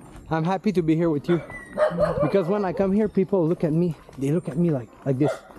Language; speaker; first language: English; non-native, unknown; French